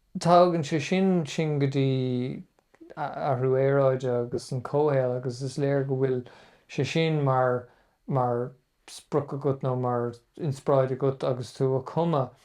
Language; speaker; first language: Irish; native; Irish